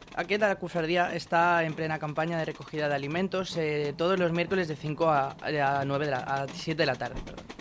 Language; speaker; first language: Spanish; non-native, local second language; Catalan